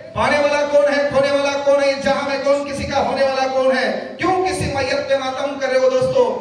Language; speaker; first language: Hindi; non-native, local second language; Marathi